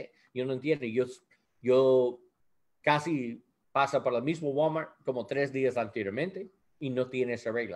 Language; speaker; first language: Spanish; non-native, learner; English